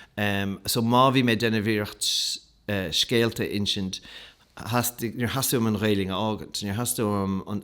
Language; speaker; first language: Irish; native; Irish